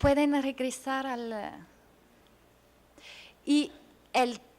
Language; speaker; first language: Spanish; non-native, fluent; French